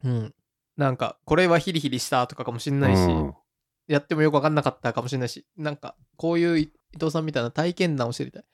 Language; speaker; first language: Japanese; native; Japanese